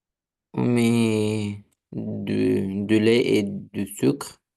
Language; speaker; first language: French; non-native, learner; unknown